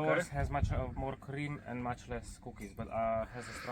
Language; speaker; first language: English; non-native, fluent; Slovenian